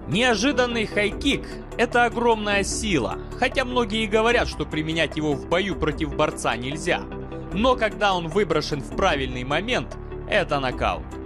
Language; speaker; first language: Russian; native; Russian